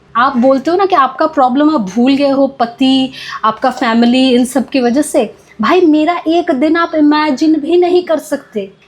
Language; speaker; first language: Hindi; non-native, local second language; Bangla